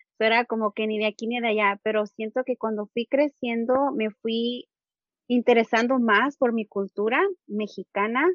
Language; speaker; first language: Spanish; early bilingual, heritage; Spanish